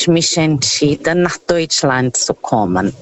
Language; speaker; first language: German; non-native, learner; Portuguese